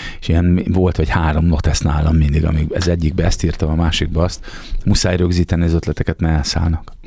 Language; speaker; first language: Hungarian; native; Hungarian